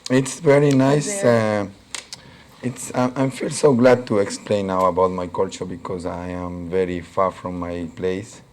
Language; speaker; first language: English; non-native, local second language; Spanish